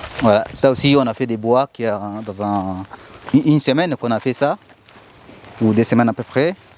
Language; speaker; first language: French; non-native, learner; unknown